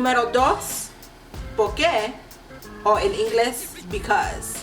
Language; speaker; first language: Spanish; non-native, learner; English